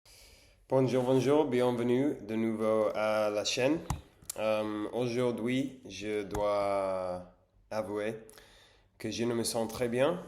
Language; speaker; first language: French; non-native, learner; English